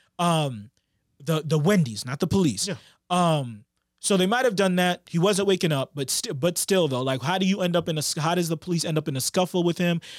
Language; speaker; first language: English; native; English